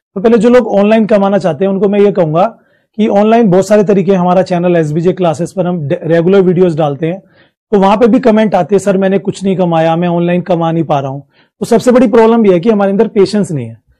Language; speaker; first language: Hindi; native; Hindi